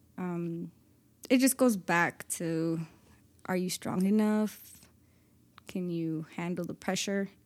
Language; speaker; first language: English; native; English